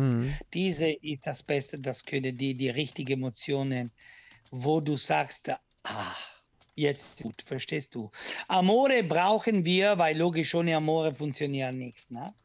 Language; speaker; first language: German; non-native, local second language; Italian